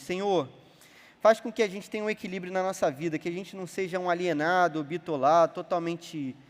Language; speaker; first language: Portuguese; native; Portuguese